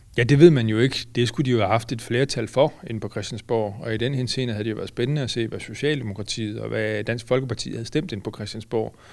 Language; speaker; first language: Danish; native; Danish